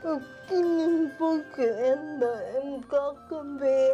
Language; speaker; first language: Vietnamese; early bilingual, heritage; Vietnamese